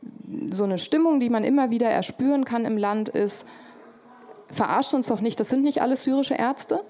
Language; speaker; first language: German; native; German